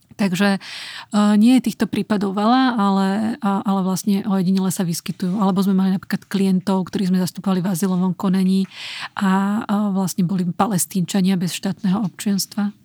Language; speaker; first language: Slovak; native; Slovak